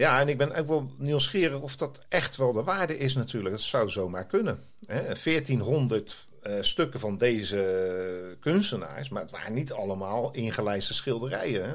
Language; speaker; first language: Dutch; native; Dutch